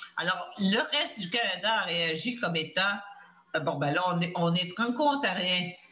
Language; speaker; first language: French; native; French